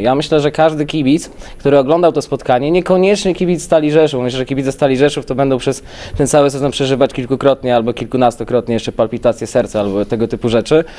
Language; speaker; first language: Polish; native; Polish